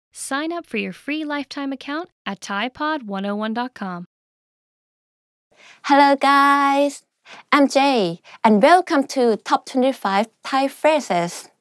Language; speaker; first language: English; non-native, fluent; Thai